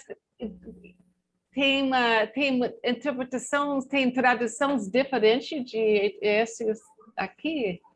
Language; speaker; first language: Portuguese; non-native, learner; English